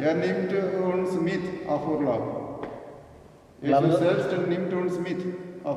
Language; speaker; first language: German; non-native, learner; Malayalam